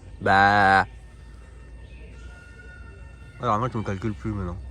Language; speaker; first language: French; native; French